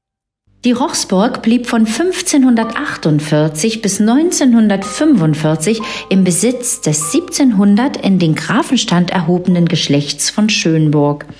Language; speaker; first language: German; native; German